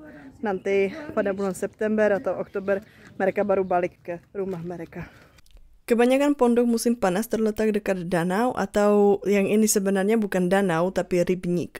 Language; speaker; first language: Indonesian; non-native, fluent; Czech